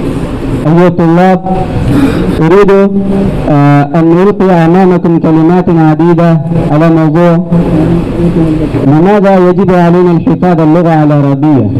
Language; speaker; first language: Arabic; non-native, learner; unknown